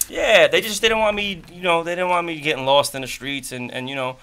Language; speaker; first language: English; native; English